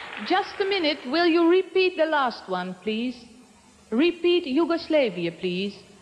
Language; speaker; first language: English; non-native, fluent; Dutch